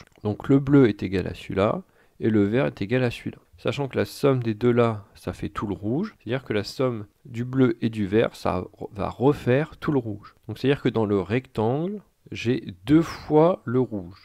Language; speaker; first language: French; native; French